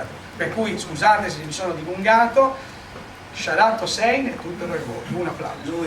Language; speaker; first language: Italian; native; Italian